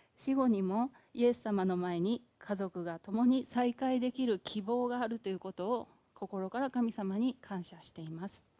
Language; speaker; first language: Japanese; native; Japanese